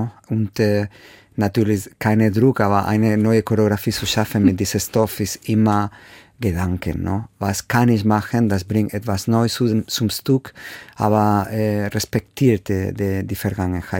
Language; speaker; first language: German; non-native, fluent; Spanish